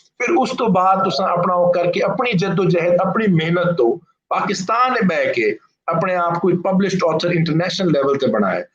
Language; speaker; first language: Punjabi; non-native, local second language; Urdu